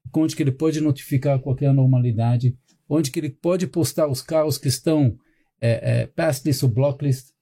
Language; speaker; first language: Portuguese; non-native, fluent; Hebrew